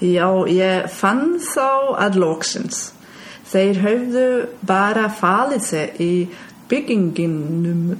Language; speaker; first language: Icelandic; non-native, learner; German